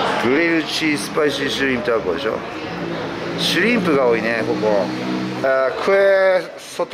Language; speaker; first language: English; non-native, learner; Japanese